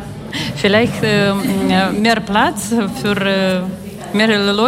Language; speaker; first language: German; non-native, learner; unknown